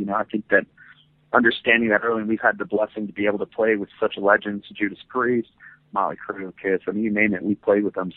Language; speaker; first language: English; native; English